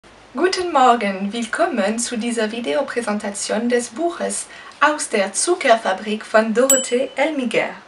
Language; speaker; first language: German; non-native, fluent; French